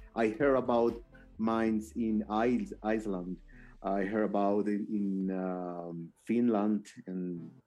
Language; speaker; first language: English; non-native, fluent; Spanish